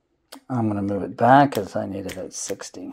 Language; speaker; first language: English; native; English